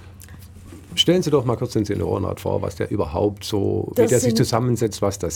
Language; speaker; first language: German; native; German